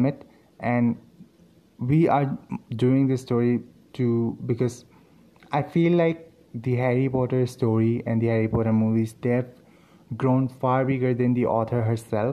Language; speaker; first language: English; non-native, local second language; Assamese